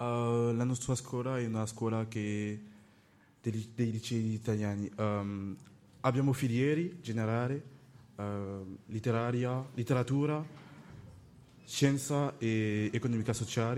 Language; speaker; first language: Italian; non-native, learner; French